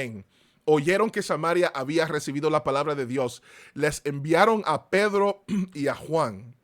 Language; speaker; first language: Spanish; early bilingual, heritage; Spanish